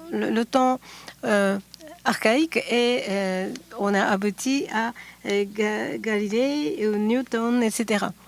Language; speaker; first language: French; non-native, fluent; Japanese